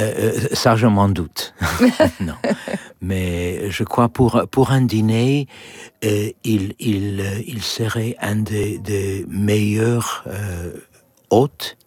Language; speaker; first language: French; non-native, learner; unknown